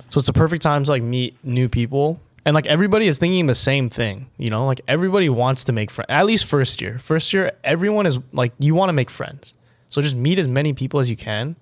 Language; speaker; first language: English; native; English